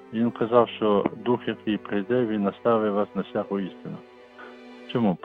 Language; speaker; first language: Ukrainian; non-native, local second language; Russian